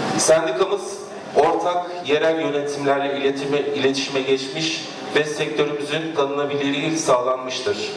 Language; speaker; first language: Turkish; native; Turkish